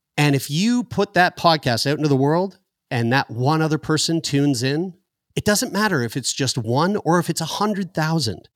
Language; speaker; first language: English; native; English